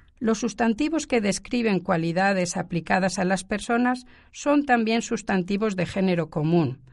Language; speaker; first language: Spanish; native; Spanish